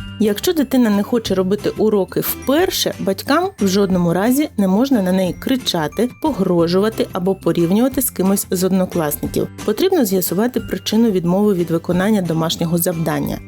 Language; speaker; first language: Ukrainian; native; Ukrainian